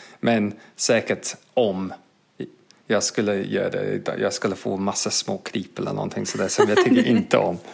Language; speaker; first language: Swedish; non-native, fluent; English